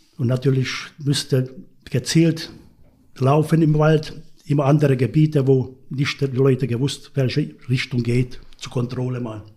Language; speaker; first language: German; non-native, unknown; Hungarian